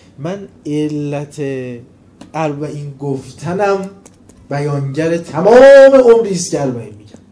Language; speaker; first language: Persian; non-native, local second language; Azerbaijani